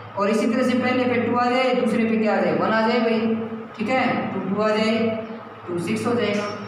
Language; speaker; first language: Hindi; native; Hindi